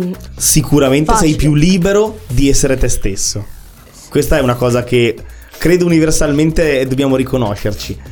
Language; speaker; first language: Italian; native; Italian